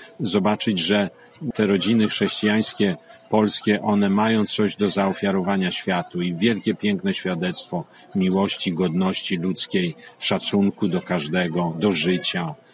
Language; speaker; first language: Polish; native; Polish